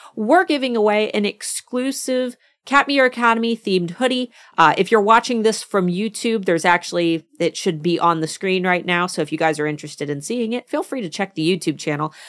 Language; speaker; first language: English; native; English